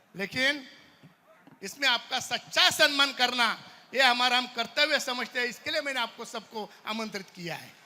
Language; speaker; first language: Hindi; non-native, local second language; Marathi